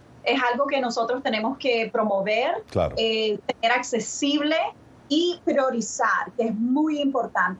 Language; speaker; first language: Spanish; early bilingual, other home language; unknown